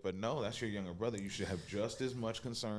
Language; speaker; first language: English; native; English